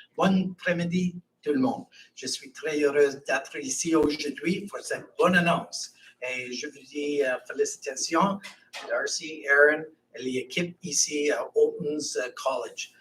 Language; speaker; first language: French; non-native, learner; English